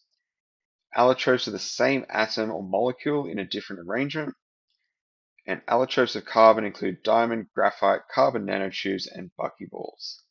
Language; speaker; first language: English; native; English